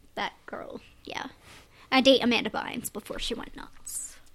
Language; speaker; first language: English; native; English